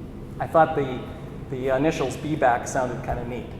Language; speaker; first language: English; native; English